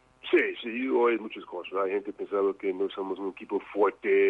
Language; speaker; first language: Spanish; non-native, fluent; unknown